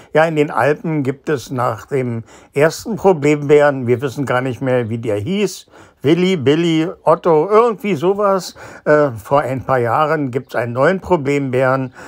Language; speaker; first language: German; native; German